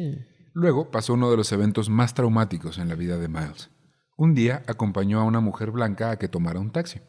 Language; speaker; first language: Spanish; native; Spanish